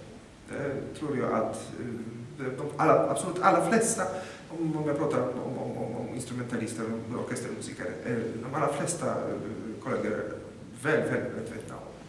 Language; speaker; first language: Swedish; non-native, fluent; Polish